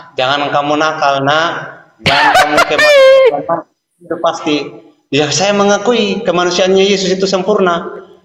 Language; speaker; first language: Indonesian; native; Indonesian